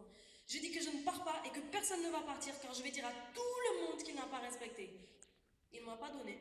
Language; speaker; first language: French; non-native, local second language; Wolof